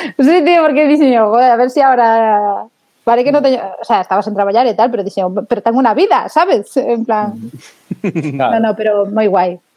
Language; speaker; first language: Galician; native; Galician